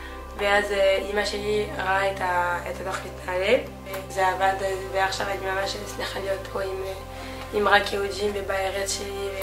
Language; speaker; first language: Hebrew; non-native, learner; French